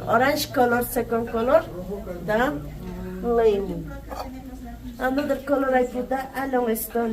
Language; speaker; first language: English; non-native, learner; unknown